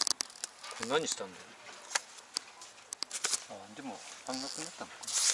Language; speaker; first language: Japanese; native; Japanese